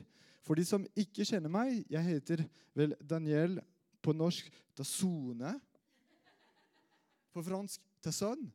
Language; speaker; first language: Norwegian; non-native, fluent; French